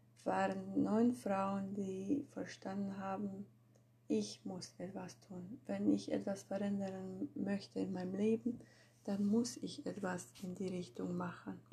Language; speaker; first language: German; non-native, fluent; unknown